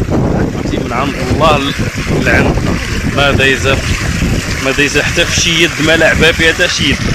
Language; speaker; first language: Arabic; native; Arabic